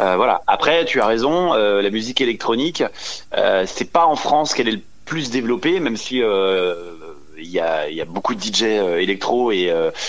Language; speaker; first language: French; native; French